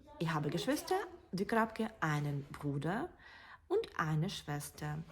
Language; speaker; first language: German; non-native, fluent; Ukrainian